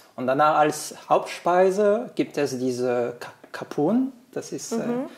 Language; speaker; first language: German; non-native, fluent; French